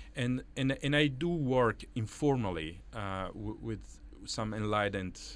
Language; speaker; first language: English; non-native, fluent; Italian